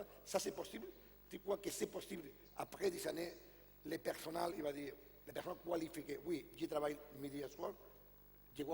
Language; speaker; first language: French; non-native, fluent; Catalan